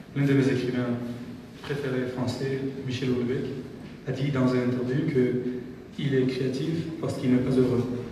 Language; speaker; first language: French; non-native, fluent; Georgian